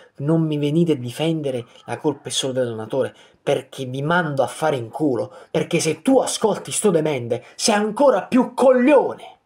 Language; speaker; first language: Italian; native; Italian